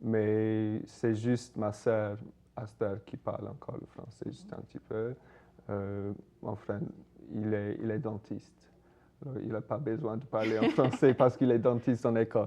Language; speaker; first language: French; non-native, fluent; English